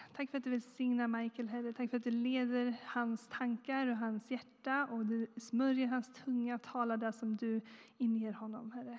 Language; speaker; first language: Swedish; native; Swedish